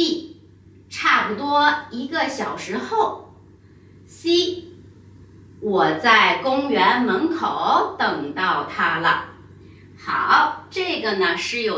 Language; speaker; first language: Chinese; native; Chinese